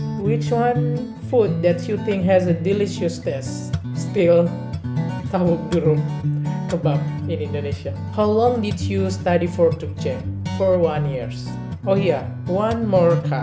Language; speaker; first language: English; non-native, learner; Indonesian